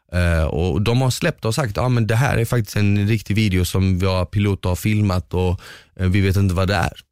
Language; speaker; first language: Swedish; early bilingual, other home language; Bosnian